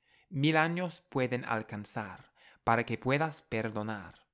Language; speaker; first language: Spanish; non-native, fluent; English